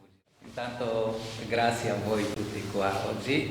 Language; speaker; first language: Italian; non-native, fluent; Arabic